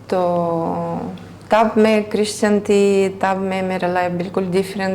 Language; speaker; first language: Hindi; non-native, learner; Greek